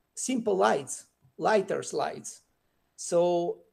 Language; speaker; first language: English; non-native, fluent; Russian